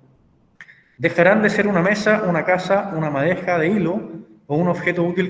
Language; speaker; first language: Spanish; native; Spanish